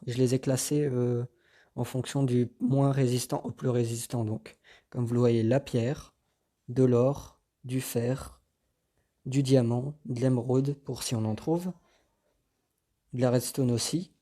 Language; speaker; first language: French; native; French